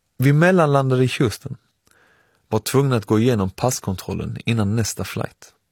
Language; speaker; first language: Swedish; early bilingual, other home language; Persian